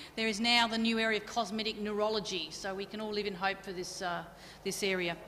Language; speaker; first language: English; native; English